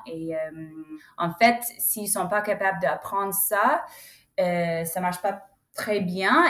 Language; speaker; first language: French; non-native, fluent; English